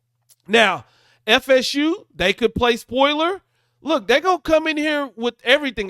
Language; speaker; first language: English; native; English